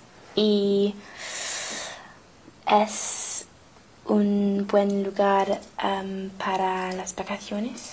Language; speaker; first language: Spanish; non-native, learner; English